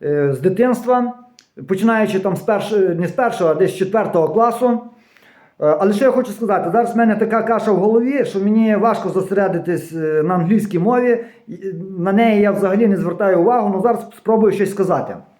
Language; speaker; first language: Ukrainian; native; Ukrainian